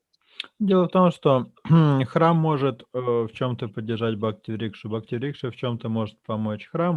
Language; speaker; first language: Russian; native; Russian